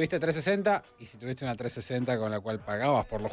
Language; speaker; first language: Spanish; native; Spanish